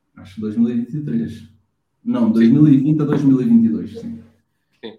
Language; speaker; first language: Portuguese; non-native, local second language; Kabuverdianu